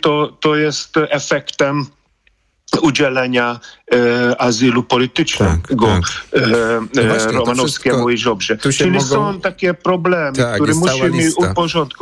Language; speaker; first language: Polish; non-native, fluent; Hungarian